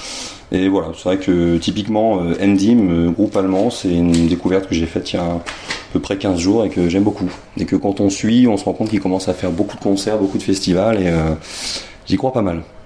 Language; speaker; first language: French; native; French